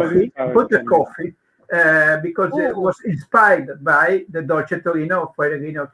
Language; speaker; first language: English; non-native, learner; Italian